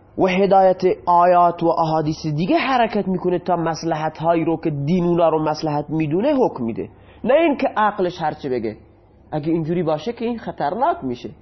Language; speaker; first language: Persian; non-native, local second language; Baluchi